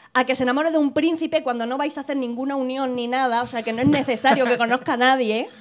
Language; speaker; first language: Spanish; native; Spanish